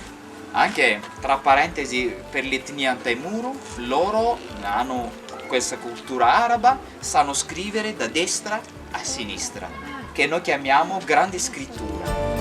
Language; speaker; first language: Italian; non-native, fluent; Malagasy